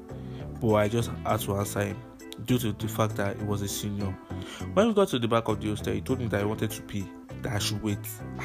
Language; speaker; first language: English; non-native, local second language; Yoruba